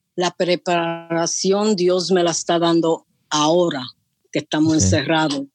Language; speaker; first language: Spanish; early bilingual, heritage; Spanish